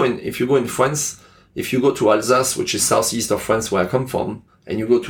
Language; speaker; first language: English; non-native, fluent; French